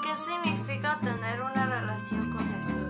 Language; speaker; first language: Spanish; early bilingual, heritage; Spanish